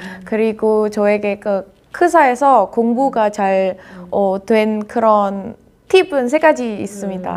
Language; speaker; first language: Korean; non-native, fluent; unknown